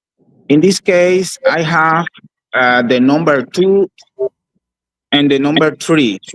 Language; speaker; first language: English; non-native, learner; Spanish